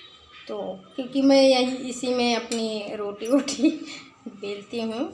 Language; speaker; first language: Hindi; native; Hindi